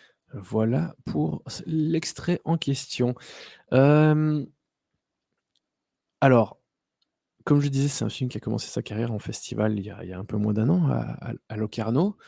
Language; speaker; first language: French; native; French